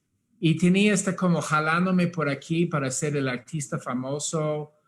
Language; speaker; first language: Spanish; early bilingual, heritage; English